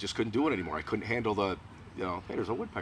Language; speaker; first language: English; native; English